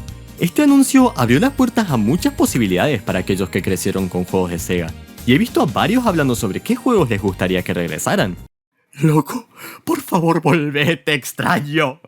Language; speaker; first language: Spanish; native; Spanish